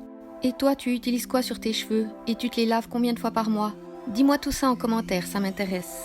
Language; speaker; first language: French; native; French